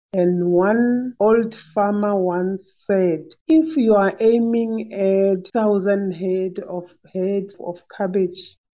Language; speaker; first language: English; non-native, local second language; Northern Sotho